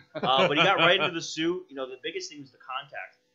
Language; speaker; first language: English; native; English